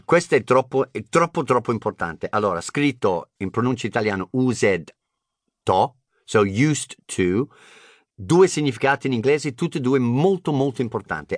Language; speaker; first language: Italian; non-native, fluent; English